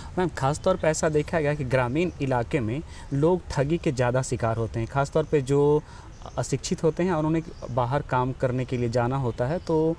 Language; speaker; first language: Hindi; native; Hindi